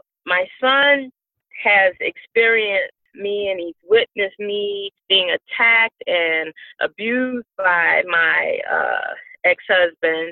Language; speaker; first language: English; native; English